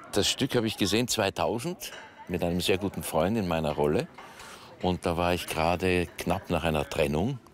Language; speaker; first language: German; native; German